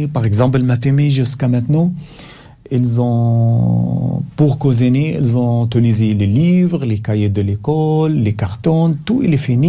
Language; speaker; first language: French; non-native, learner; Arabic